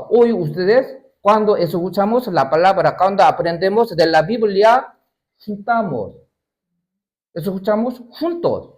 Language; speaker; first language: Spanish; non-native, learner; Korean